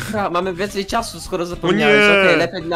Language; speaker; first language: Polish; native; Polish